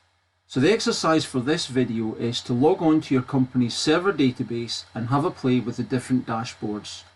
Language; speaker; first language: English; native; English